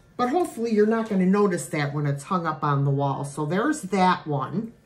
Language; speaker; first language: English; native; English